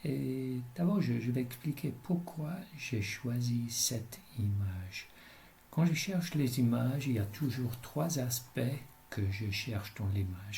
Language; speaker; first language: French; non-native, fluent; English